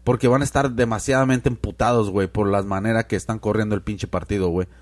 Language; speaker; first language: Spanish; early bilingual, heritage; Spanish